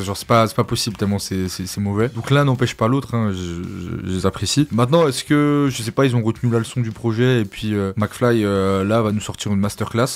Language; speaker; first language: French; native; French